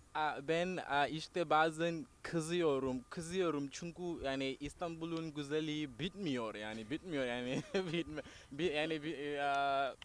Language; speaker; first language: Turkish; non-native, learner; Tswana